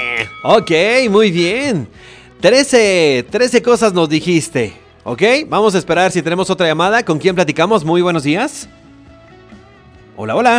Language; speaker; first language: Spanish; native; Spanish